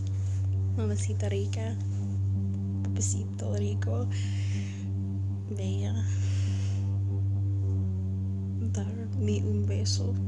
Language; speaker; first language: Spanish; non-native, learner; English